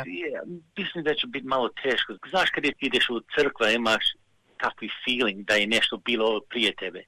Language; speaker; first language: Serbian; early bilingual, heritage; Serbian